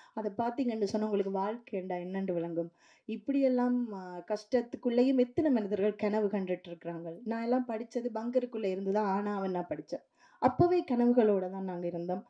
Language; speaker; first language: Tamil; native; Tamil